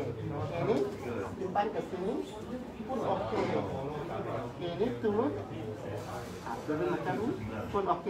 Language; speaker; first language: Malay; non-native, local second language; Cantonese